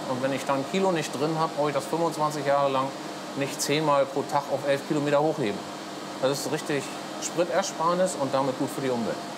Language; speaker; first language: German; native; German